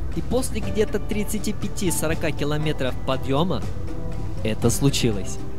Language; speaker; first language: Russian; non-native, fluent; Turkish